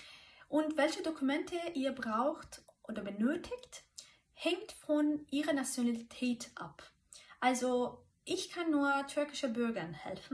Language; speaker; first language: German; non-native, fluent; Turkish